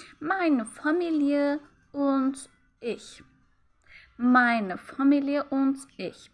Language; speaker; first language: German; non-native, fluent; Turkish